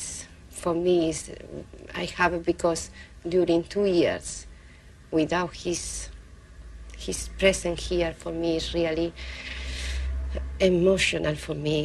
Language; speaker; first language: English; non-native, learner; Spanish